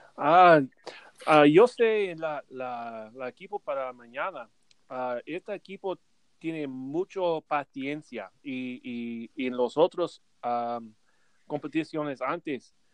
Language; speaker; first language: Spanish; non-native, learner; English